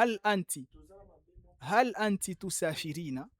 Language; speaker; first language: Arabic; non-native, fluent; French